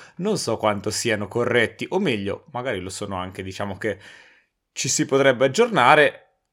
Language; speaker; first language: Italian; native; Italian